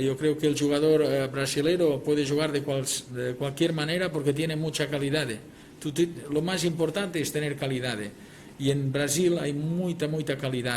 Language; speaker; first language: Spanish; non-native, local second language; Catalan